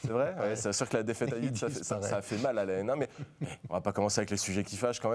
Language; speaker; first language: French; native; French